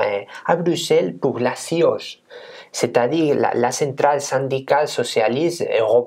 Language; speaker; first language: French; non-native, fluent; Spanish